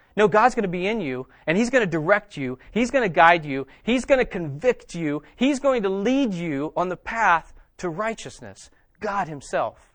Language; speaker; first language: English; native; English